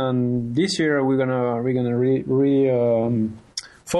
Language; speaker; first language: English; non-native, fluent; French